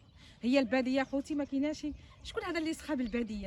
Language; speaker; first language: Arabic; native; Arabic